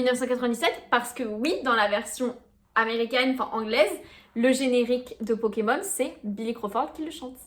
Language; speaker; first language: French; native; French